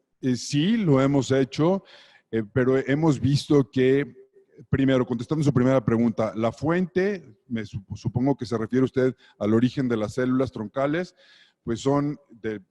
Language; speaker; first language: Spanish; native; Spanish